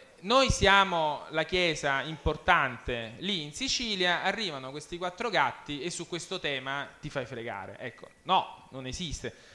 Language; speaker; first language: Italian; early bilingual, other home language; English